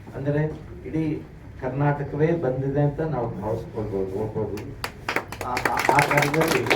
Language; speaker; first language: Kannada; native; Kannada